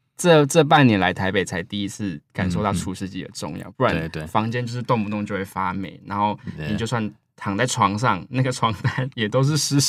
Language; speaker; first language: Chinese; native; Chinese